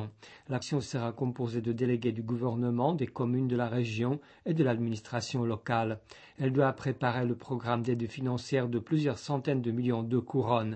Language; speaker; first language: French; native; French